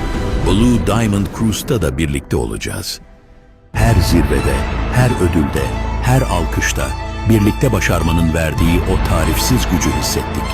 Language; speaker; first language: Turkish; native; Turkish